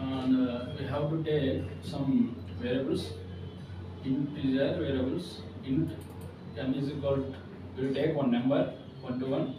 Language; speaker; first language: English; non-native, local second language; Telugu